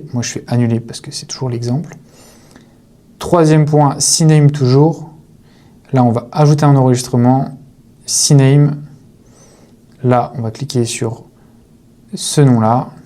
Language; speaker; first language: French; native; French